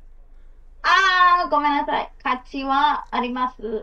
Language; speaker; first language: Japanese; non-native, learner; Burmese